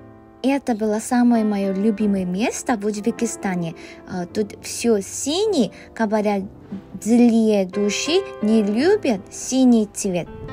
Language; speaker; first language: Russian; non-native, learner; Korean